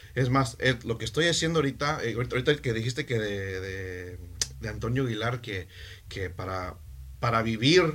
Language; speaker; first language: Spanish; early bilingual, heritage; Spanish